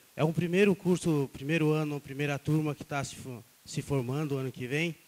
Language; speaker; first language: Portuguese; non-native, local second language; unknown